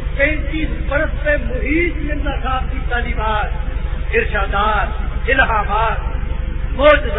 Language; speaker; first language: Urdu; non-native, local second language; Punjabi